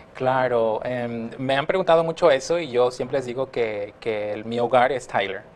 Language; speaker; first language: Spanish; early bilingual, heritage; Spanish